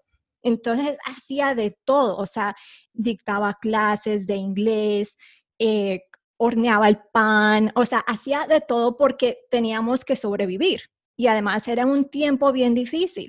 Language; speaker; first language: Spanish; early bilingual, heritage; Spanish